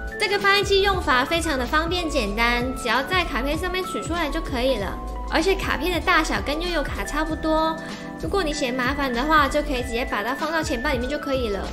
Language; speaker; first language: Chinese; non-native, local second language; Cantonese